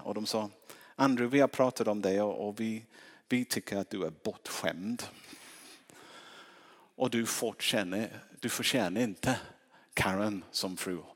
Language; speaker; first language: Swedish; non-native, fluent; English